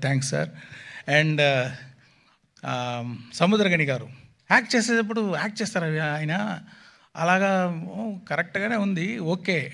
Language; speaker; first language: Telugu; non-native, local second language; Tamil